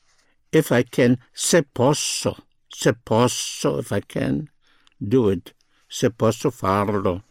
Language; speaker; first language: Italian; non-native, fluent; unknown